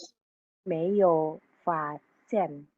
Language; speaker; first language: Chinese; non-native, learner; Indonesian